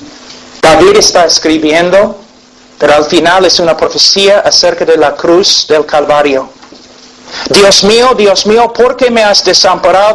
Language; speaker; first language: Spanish; non-native, fluent; English